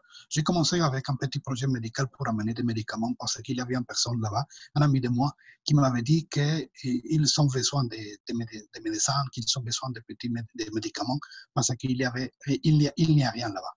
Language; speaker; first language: French; non-native, fluent; Spanish